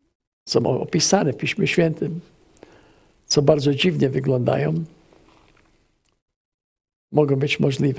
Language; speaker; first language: Polish; early bilingual, heritage; English